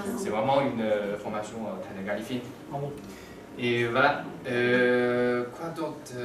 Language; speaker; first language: French; non-native, fluent; Chinese